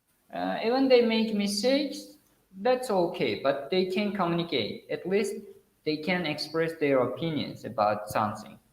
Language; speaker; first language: English; non-native, fluent; Uzbek